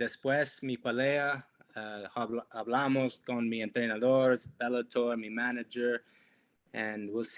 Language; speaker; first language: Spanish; non-native, learner; English